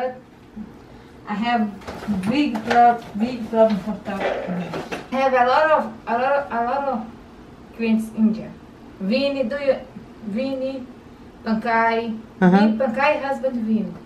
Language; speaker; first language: English; non-native, learner; Portuguese